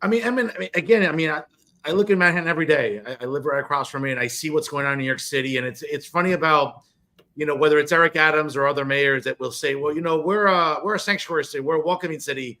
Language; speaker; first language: English; native; English